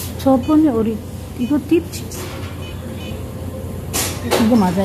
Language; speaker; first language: Korean; non-native, fluent; Filipino